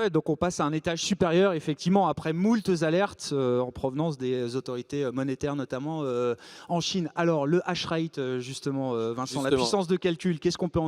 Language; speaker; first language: French; native; French